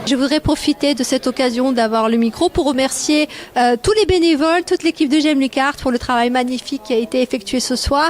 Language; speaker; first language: French; native; French